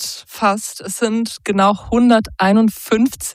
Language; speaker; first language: German; native; German